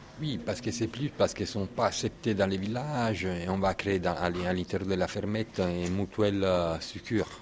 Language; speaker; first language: French; non-native, learner; Italian